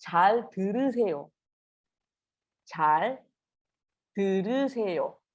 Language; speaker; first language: Korean; non-native, fluent; Malay